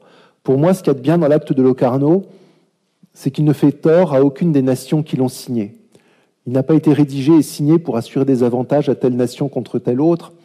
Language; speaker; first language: French; native; French